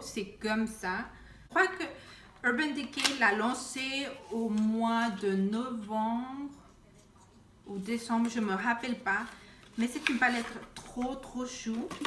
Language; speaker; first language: French; non-native, fluent; Spanish